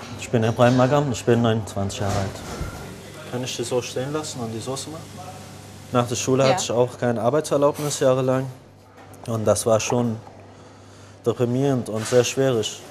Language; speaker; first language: German; early bilingual, other home language; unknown